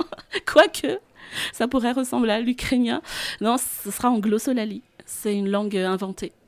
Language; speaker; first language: French; non-native, local second language; Malagasy